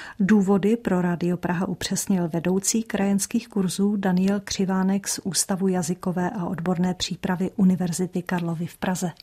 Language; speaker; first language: Czech; native; Czech